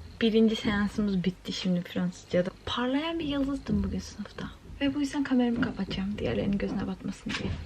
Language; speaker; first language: Turkish; native; Turkish